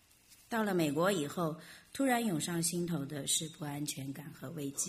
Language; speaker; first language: Chinese; native; Chinese